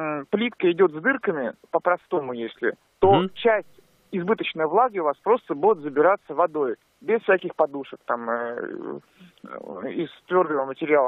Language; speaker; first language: Russian; native; Russian